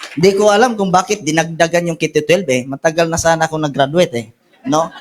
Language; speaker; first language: Filipino; non-native, local second language; Masbatenyo